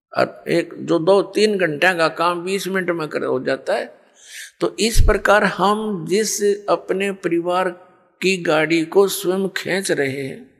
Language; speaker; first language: Hindi; native; Hindi